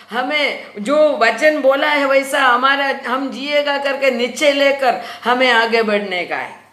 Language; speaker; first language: Hindi; non-native, local second language; Malayalam